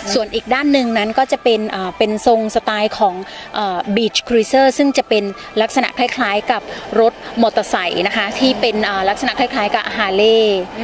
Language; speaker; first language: Thai; native; Thai